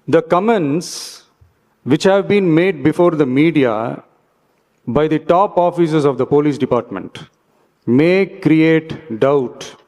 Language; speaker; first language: English; non-native, local second language; Tamil